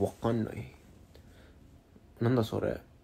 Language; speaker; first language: Japanese; non-native, learner; English